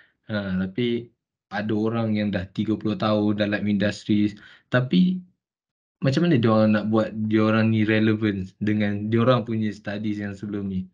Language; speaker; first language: Malay; native; Malay